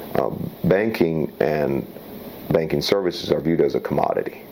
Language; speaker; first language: English; early bilingual, other home language; Slovak